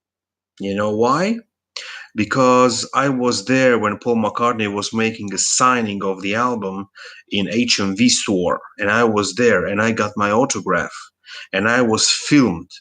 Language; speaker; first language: English; non-native, fluent; Russian